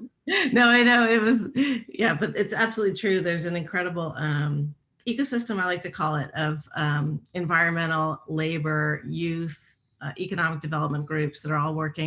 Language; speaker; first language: English; native; English